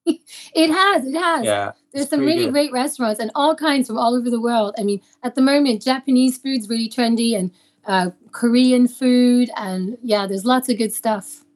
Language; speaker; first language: English; native; English